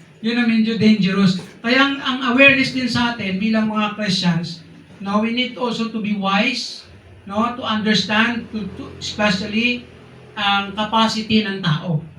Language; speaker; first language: Filipino; non-native, local second language; Hiligaynon